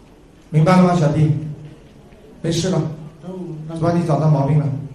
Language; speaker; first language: Chinese; native; Chinese